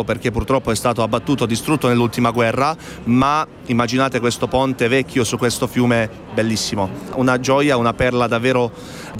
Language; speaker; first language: Italian; non-native, fluent; Bosnian